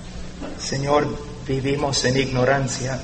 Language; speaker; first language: Spanish; non-native, fluent; English